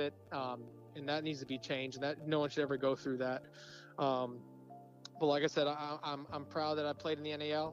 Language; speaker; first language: English; native; English